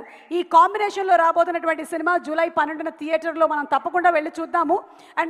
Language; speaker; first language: Telugu; native; Telugu